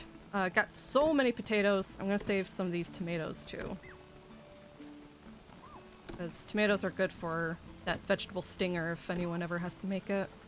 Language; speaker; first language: English; native; English